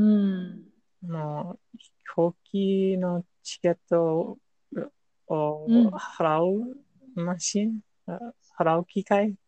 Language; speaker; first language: Japanese; non-native, learner; English